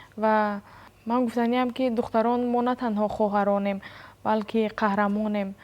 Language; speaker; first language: Tajik; native; Tajik